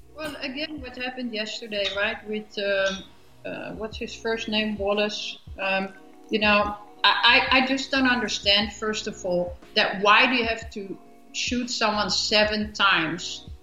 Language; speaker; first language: English; non-native, fluent; Dutch